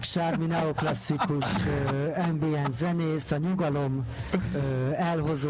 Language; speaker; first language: Hungarian; native; Hungarian